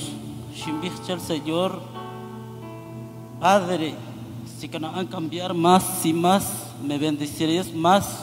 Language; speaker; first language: Spanish; non-native, local second language; Kʼicheʼ